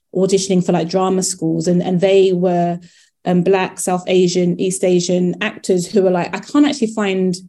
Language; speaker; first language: English; native; English